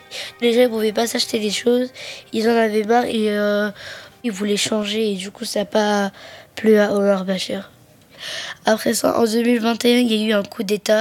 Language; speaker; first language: French; early bilingual, other home language; Arabic